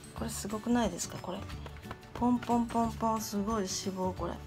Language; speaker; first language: Japanese; native; Japanese